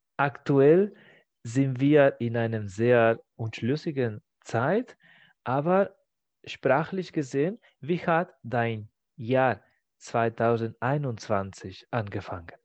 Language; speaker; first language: German; non-native, fluent; Spanish